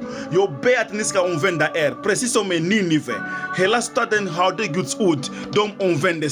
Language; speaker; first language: Swedish; non-native, fluent; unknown